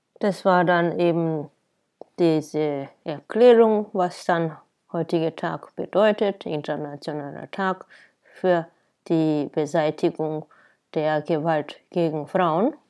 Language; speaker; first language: German; non-native, fluent; Japanese